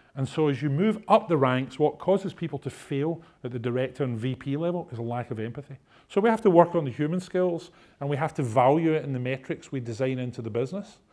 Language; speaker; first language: English; native; English